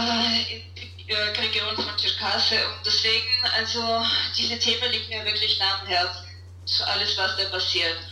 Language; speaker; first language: German; non-native, fluent; Russian